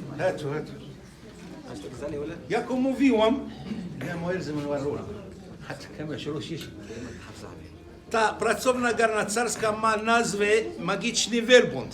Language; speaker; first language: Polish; non-native, learner; Arabic